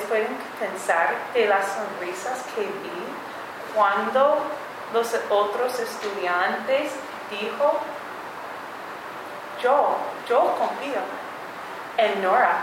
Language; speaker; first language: Spanish; non-native, fluent; English